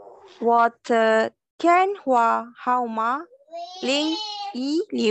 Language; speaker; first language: Chinese; non-native, learner; Malay